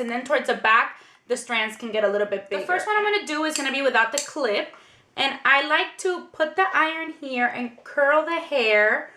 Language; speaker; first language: English; native; English